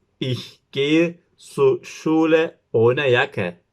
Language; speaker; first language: German; non-native, learner; Turkish